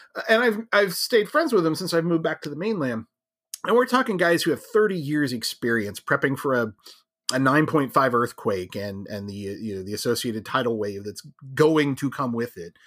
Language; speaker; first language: English; native; English